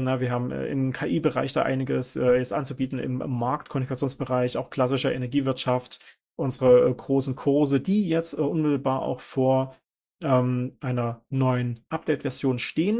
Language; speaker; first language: German; native; German